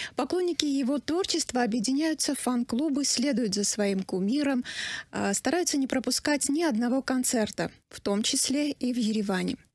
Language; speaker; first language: Russian; non-native, local second language; Armenian